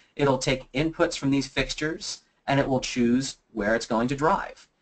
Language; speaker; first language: English; native; English